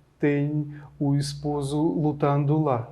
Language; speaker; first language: Portuguese; non-native, fluent; Ukrainian